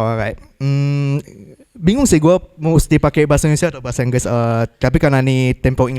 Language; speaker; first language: Indonesian; native; Indonesian